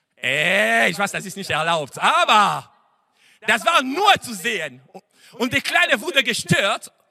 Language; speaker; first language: German; non-native, fluent; French